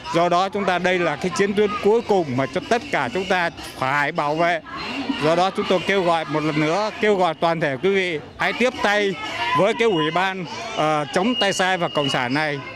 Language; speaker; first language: Vietnamese; native; Vietnamese